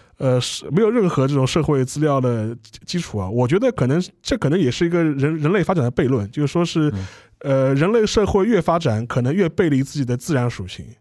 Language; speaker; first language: Chinese; native; Chinese